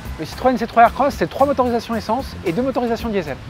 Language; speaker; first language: French; native; French